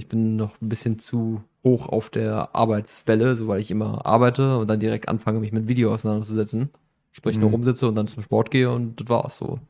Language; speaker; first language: German; native; German